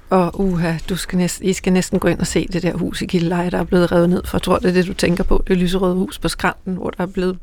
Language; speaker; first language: Danish; native; Danish